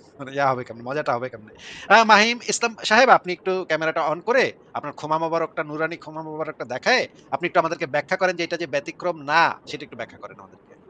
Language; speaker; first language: Bangla; native; Bangla